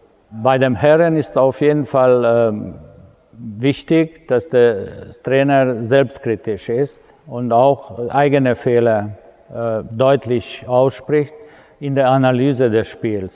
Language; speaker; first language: German; non-native, fluent; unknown